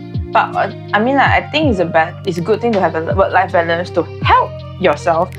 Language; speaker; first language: English; non-native, local second language; Chinese